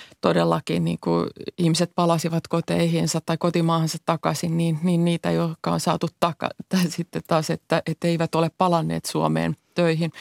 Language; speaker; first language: Finnish; native; Finnish